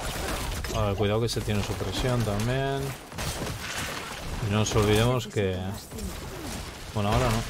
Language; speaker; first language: Spanish; native; Spanish